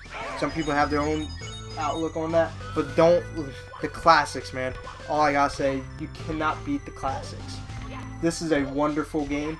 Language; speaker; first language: English; native; English